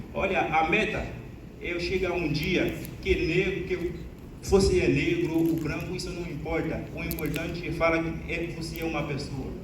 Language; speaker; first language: Portuguese; non-native, fluent; Haitian Creole